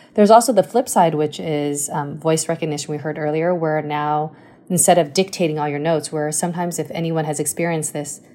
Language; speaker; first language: English; early bilingual, other home language; Chinese